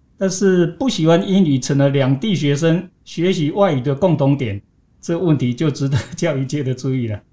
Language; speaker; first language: Chinese; native; Chinese